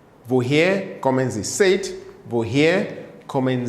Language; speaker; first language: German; non-native, learner; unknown